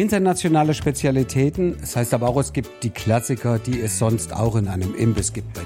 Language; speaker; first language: German; native; German